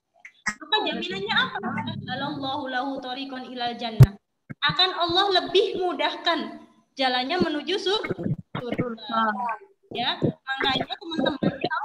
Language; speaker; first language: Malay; non-native, local second language; Javanese